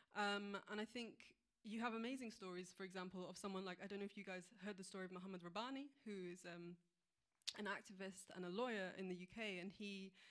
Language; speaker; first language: English; native; English